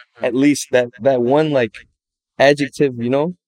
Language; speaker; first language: English; native; English